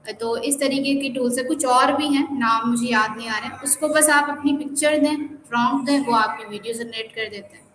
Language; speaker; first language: Urdu; non-native, local second language; Sindhi